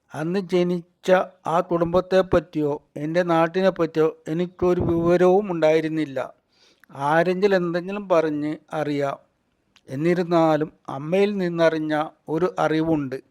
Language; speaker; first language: Malayalam; native; Malayalam